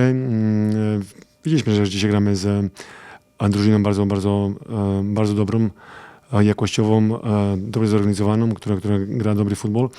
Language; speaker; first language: Polish; non-native, fluent; Serbian